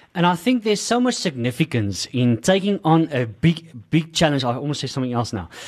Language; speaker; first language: English; non-native, local second language; Afrikaans